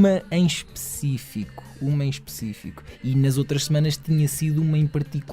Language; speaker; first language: Portuguese; native; Portuguese